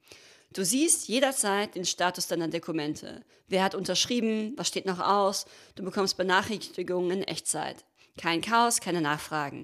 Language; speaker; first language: German; native; German